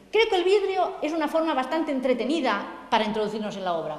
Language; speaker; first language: Spanish; non-native, local second language; Catalan